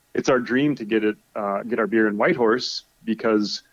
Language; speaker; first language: English; native; English